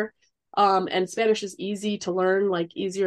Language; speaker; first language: English; native; English